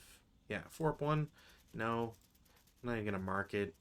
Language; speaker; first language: English; native; English